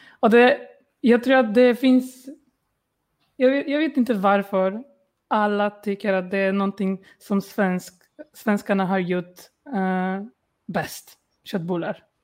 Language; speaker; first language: Swedish; non-native, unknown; Polish